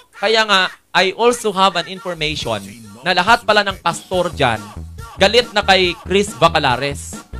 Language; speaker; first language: Filipino; non-native, local second language; Cebuano